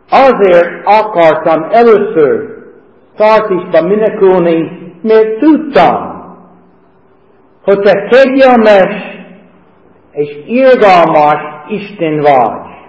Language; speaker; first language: Hungarian; non-native, fluent; English